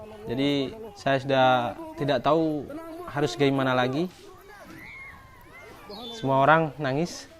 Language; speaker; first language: Indonesian; non-native, local second language; Sasak